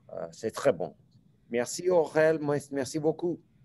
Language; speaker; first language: French; non-native, learner; English